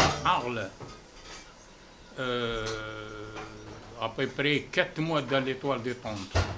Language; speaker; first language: French; non-native, fluent; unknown